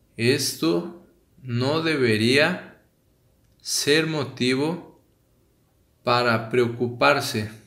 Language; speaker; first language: Spanish; native; Spanish